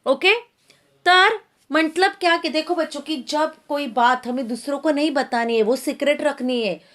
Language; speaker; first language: Hindi; non-native, local second language; Marathi